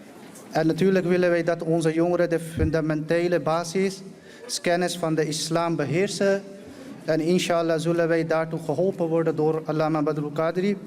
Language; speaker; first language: Dutch; early bilingual, other home language; Urdu